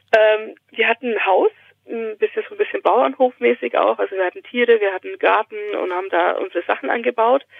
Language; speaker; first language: German; native; German